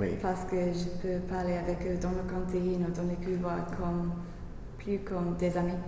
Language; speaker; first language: French; non-native, learner; English